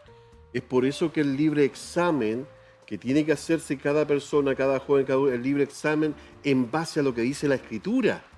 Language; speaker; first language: Spanish; native; Spanish